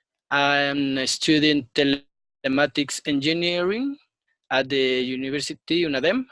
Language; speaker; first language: English; non-native, learner; Spanish